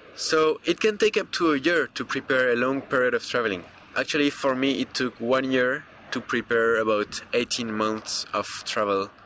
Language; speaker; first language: English; non-native, fluent; French